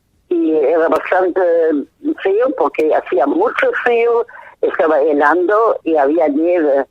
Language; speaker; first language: Spanish; non-native, fluent; German